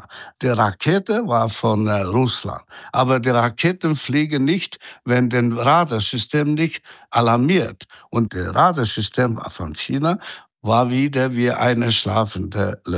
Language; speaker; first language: German; non-native, fluent; Chinese